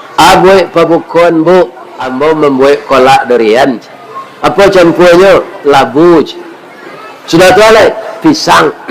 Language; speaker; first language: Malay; non-native, local second language; Minangkabau